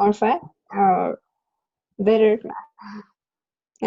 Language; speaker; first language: English; non-native, learner; Spanish